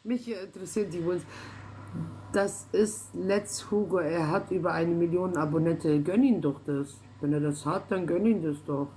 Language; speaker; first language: German; native; German